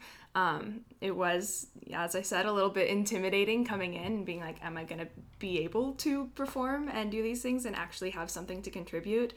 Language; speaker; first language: English; native; English